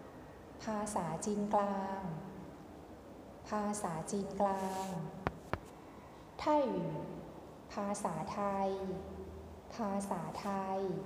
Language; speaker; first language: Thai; non-native, fluent; Chinese